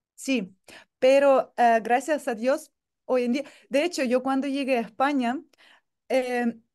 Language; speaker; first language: Spanish; non-native, fluent; Russian